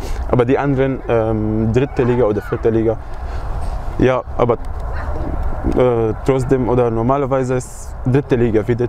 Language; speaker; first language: German; non-native, learner; Arabic